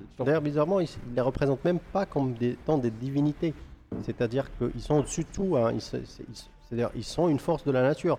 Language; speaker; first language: French; non-native, local second language; Arabic